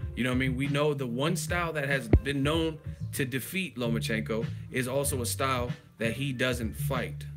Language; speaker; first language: English; native; English